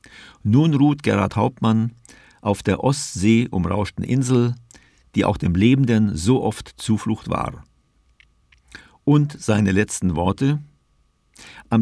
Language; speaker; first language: German; native; German